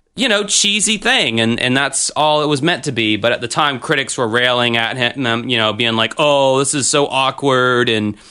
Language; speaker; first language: English; native; English